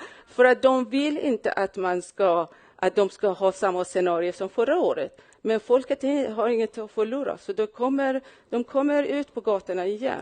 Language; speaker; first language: Swedish; non-native, fluent; Persian